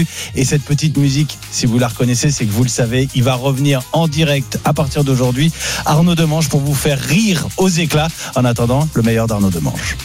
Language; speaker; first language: French; native; French